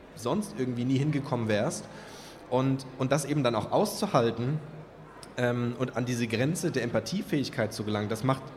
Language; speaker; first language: German; native; German